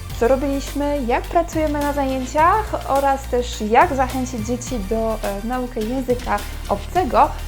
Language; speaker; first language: Polish; non-native, fluent; French